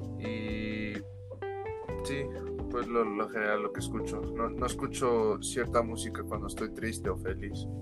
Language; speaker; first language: Spanish; early bilingual, heritage; Spanish